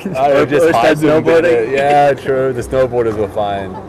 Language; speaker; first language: English; native; English